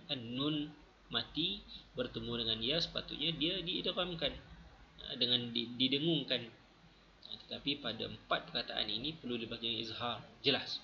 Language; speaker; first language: Malay; native; Malay